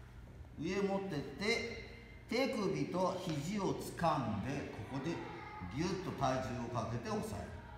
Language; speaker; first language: Japanese; native; Japanese